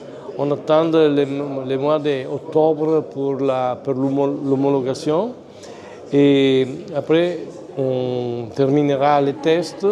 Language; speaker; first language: French; non-native, fluent; Italian